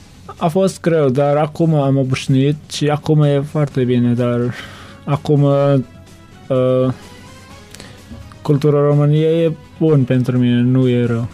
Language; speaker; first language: Romanian; non-native, learner; Turkmen